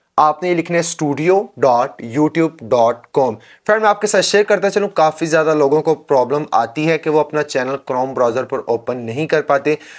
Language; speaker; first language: Urdu; non-native, local second language; Punjabi